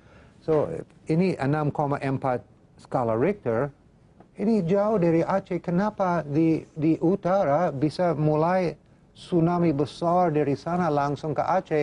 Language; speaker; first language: Indonesian; non-native, fluent; English